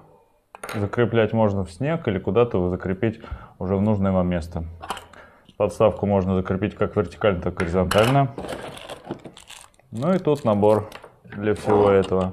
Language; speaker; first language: Russian; native; Russian